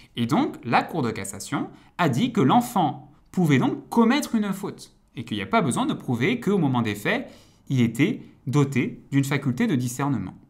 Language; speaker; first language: French; native; French